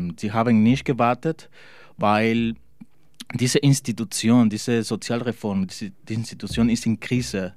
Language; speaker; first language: German; non-native, learner; Spanish